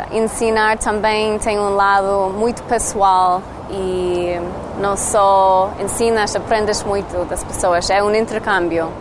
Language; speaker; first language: Portuguese; non-native, learner; English